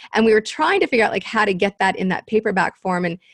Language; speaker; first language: English; native; English